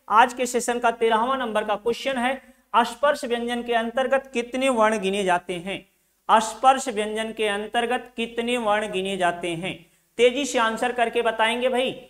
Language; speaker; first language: Hindi; native; Hindi